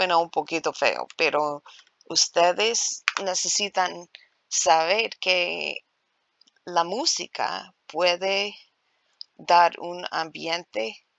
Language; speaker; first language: Spanish; non-native, learner; English